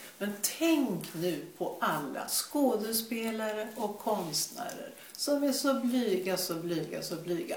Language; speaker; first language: Swedish; native; Swedish